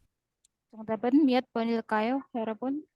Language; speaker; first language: Korean; non-native, learner; Indonesian